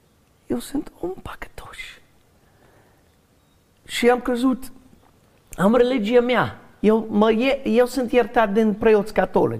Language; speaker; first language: Romanian; non-native, learner; English